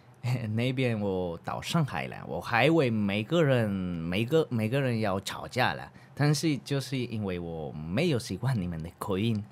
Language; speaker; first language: Chinese; non-native, learner; Spanish